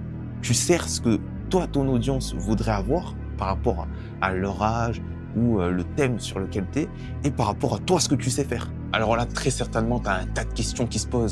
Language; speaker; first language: French; native; French